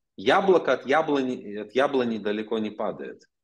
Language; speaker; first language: Russian; non-native, local second language; Ukrainian